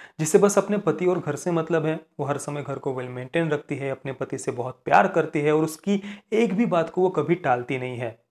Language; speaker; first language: Hindi; non-native, local second language; Marathi